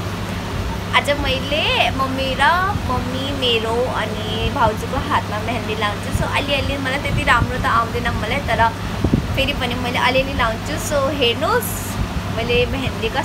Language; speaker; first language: Nepali; early bilingual, heritage; Hindi